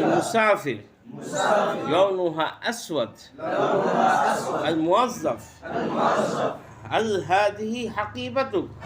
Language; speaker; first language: Arabic; non-native, fluent; Bangla